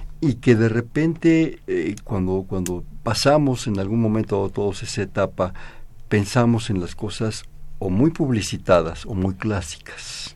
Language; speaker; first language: Spanish; native; Spanish